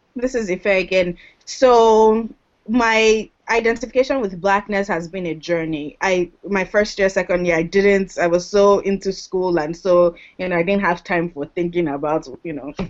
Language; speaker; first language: English; non-native, local second language; Yoruba